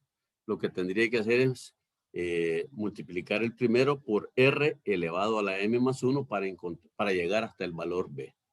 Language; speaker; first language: Spanish; native; Spanish